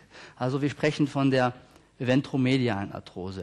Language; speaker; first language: German; native; German